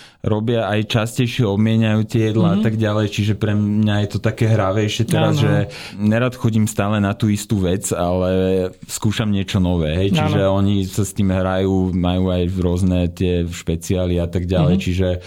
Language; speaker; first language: Slovak; native; Slovak